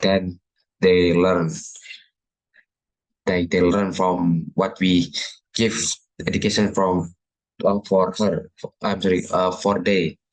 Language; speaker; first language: English; non-native, learner; Indonesian